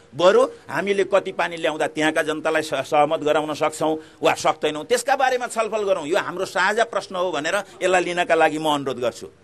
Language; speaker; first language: Nepali; native; Nepali